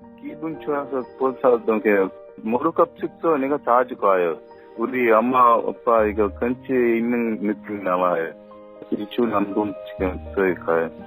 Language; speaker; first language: Korean; non-native, learner; Sinhala